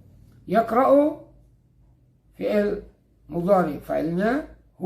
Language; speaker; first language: Arabic; non-native, fluent; Indonesian